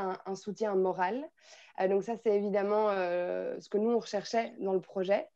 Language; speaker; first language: French; native; French